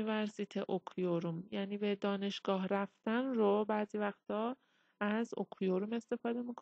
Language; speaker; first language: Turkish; non-native, fluent; Persian